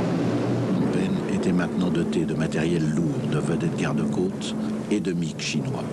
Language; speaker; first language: French; native; French